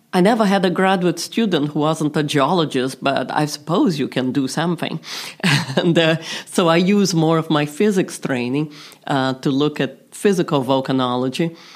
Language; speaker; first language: English; non-native, fluent; Portuguese